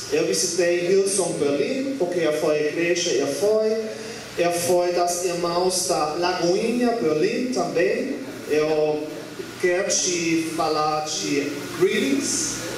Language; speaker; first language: Portuguese; non-native, learner; German